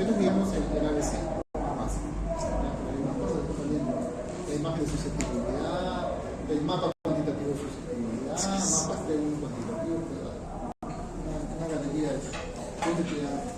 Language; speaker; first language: Spanish; native; Spanish